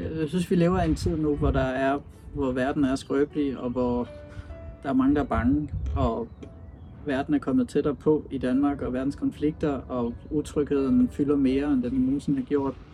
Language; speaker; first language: Danish; native; Danish